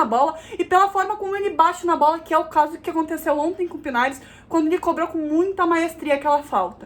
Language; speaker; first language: Portuguese; native; Portuguese